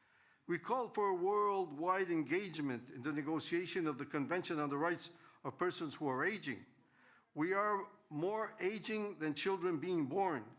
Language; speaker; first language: English; non-native, fluent; Spanish